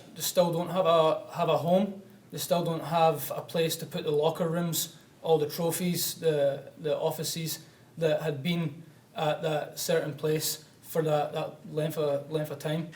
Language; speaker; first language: English; native; English